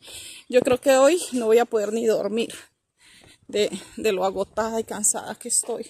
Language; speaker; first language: Spanish; native; Spanish